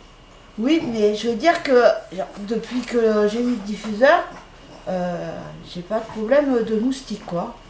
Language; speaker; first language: French; native; French